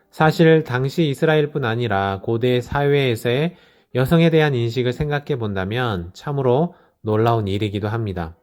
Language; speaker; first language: Korean; native; Korean